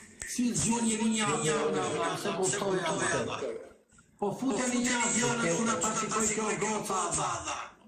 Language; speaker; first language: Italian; non-native, learner; Albanian